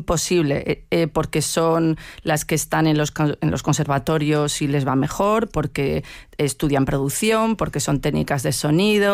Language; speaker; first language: Spanish; native; Spanish